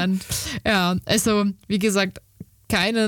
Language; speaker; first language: German; native; German